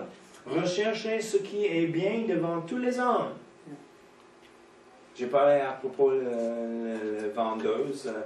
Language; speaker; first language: French; non-native, fluent; English